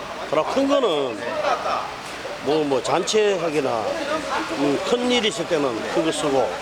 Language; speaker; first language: Korean; native; Korean